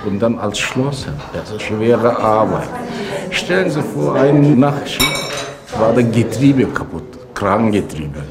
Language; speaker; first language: German; non-native, learner; Turkish